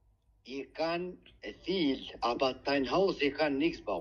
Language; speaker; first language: German; non-native, learner; Albanian